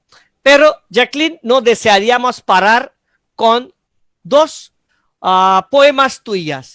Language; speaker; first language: Spanish; non-native, fluent; Bangla